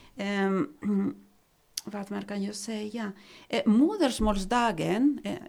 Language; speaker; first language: Swedish; non-native, fluent; Spanish